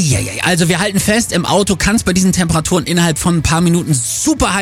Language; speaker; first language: German; native; German